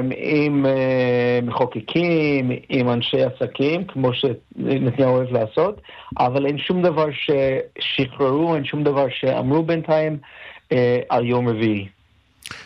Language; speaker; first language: Hebrew; non-native, fluent; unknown